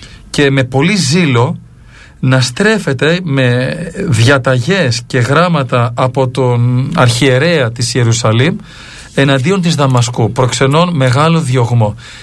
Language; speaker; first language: Greek; native; Greek